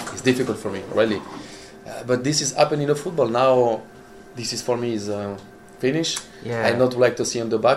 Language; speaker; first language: English; non-native, learner; Italian